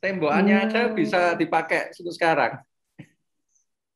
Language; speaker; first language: Indonesian; native; Indonesian